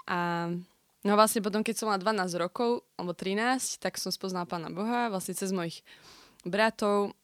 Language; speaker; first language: Slovak; native; Slovak